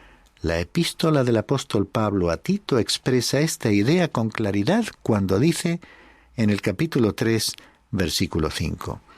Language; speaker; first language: Spanish; native; Spanish